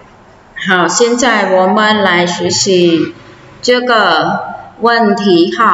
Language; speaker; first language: Chinese; non-native, fluent; Khmer